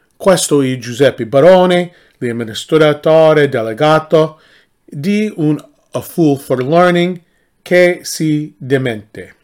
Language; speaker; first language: Italian; non-native, learner; English